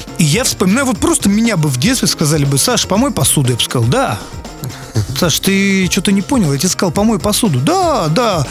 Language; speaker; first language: Russian; native; Russian